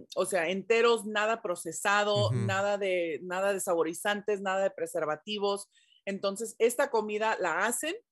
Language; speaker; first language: Spanish; early bilingual, heritage; Spanish